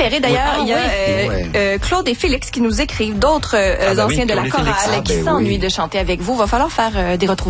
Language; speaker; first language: French; native; French